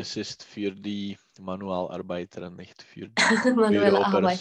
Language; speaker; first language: German; non-native, learner; Czech